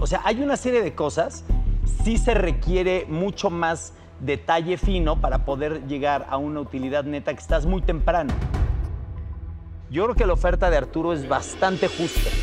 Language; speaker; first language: Spanish; native; Spanish